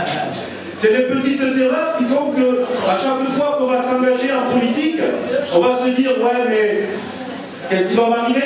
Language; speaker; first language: French; native; French